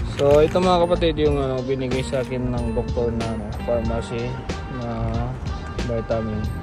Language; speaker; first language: Filipino; non-native, local second language; Maranao